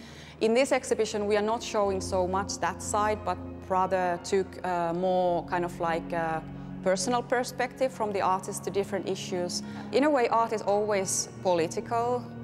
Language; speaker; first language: English; non-native, fluent; Finnish